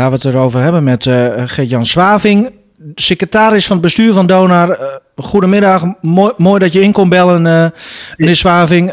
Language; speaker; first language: Dutch; native; Dutch